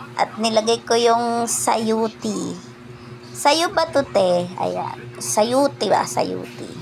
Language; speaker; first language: Filipino; non-native, local second language; Cebuano